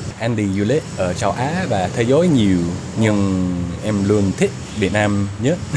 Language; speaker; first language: Vietnamese; non-native, learner; English